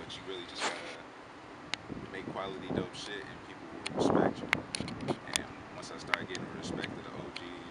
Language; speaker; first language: English; native; English